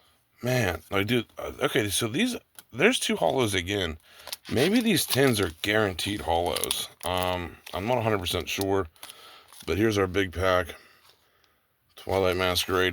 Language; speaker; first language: English; native; English